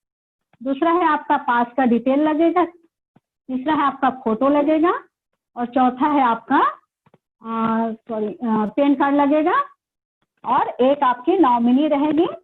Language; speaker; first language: Hindi; native; Hindi